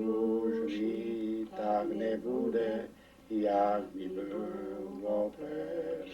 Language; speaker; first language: Polish; non-native, local second language; Rusyn